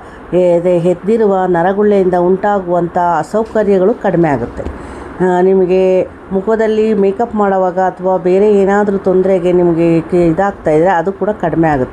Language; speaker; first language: Kannada; native; Kannada